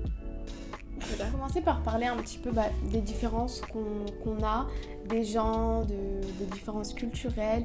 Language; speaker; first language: French; native; French